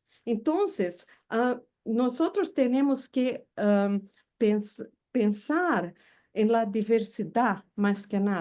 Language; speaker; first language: Spanish; non-native, fluent; Portuguese